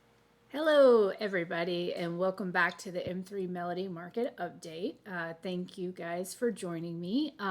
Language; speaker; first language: English; native; English